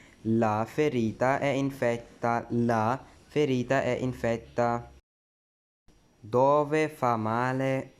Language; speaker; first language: Italian; non-native, fluent; Urdu